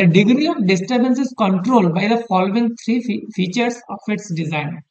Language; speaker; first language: English; non-native, local second language; Bangla